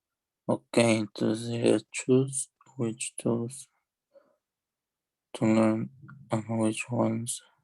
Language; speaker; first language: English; non-native, learner; Spanish